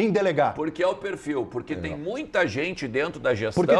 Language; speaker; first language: Portuguese; native; Portuguese